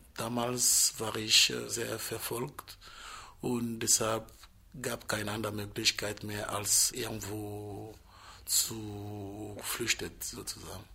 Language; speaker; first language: German; non-native, fluent; Portuguese